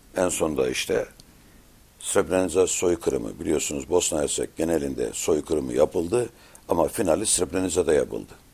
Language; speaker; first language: Turkish; native; Turkish